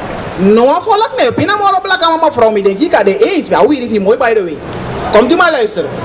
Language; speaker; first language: Dutch; non-native, local second language; Sranan Tongo